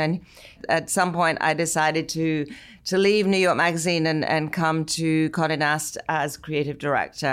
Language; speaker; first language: English; native; English